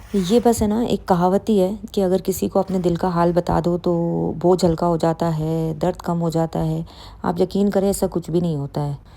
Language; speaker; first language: Urdu; native; Urdu